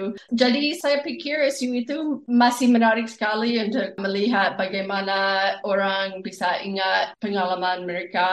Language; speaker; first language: Indonesian; non-native, fluent; English